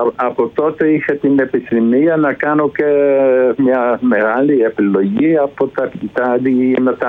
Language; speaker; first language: Greek; non-native, fluent; Dutch